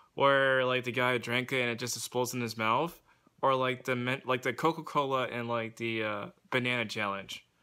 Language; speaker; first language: English; native; English